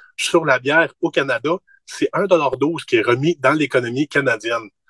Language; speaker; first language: French; native; French